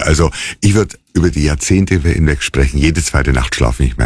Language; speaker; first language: German; native; German